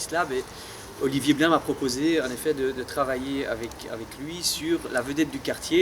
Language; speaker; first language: French; native; French